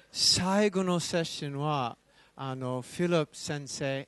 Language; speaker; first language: Japanese; non-native, learner; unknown